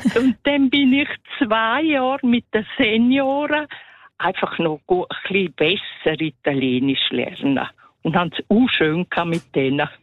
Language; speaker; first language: German; native; German